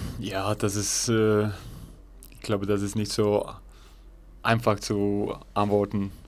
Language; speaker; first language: German; non-native, fluent; Icelandic